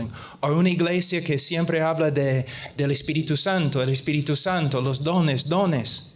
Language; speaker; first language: Spanish; non-native, fluent; English